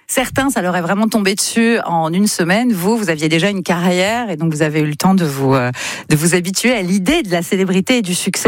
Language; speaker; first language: French; native; French